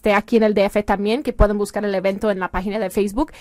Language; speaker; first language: Spanish; non-native, fluent; English